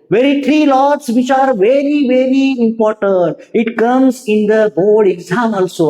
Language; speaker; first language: English; non-native, local second language; Marathi